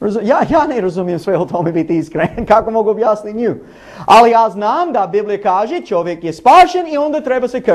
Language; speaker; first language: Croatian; non-native, learner; English